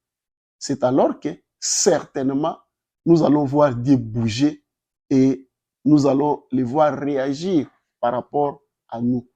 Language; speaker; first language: French; non-native, local second language; Lingala